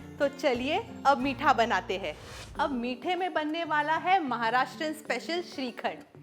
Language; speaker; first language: Hindi; non-native, local second language; Marathi